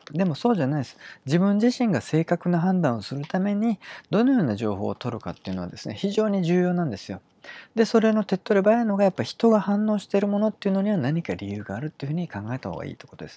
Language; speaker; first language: Japanese; native; Japanese